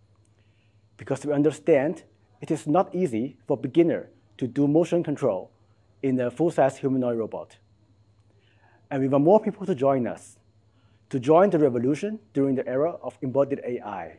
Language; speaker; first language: English; non-native, fluent; Chinese